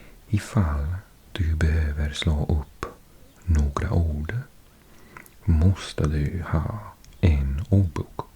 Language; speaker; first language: Swedish; non-native, learner; English